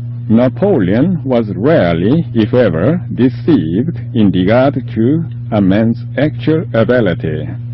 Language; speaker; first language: English; non-native, fluent; Korean